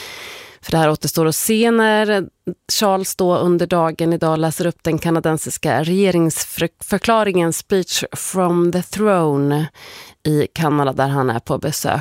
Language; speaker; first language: Swedish; native; Swedish